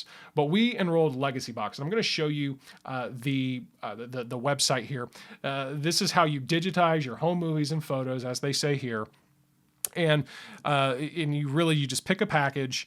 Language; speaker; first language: English; native; English